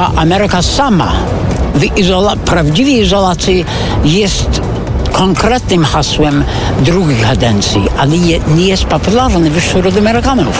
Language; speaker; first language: Polish; non-native, fluent; English